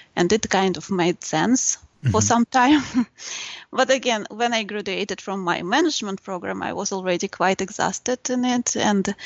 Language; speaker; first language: English; non-native, fluent; Russian